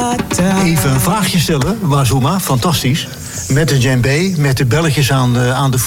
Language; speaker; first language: Dutch; native; Dutch